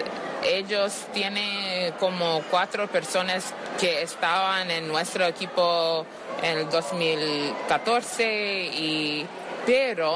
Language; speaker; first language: Spanish; non-native, learner; English